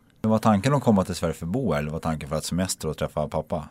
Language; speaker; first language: Swedish; native; Swedish